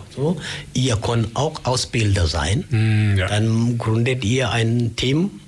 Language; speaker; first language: German; non-native, learner; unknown